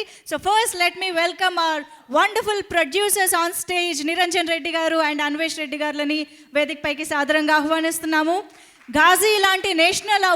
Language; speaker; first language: Telugu; native; Telugu